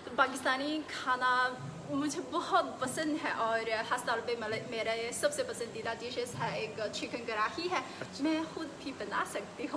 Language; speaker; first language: Hindi; non-native, fluent; Chinese